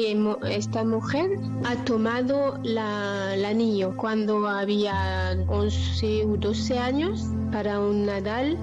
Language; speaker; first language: Spanish; non-native, learner; French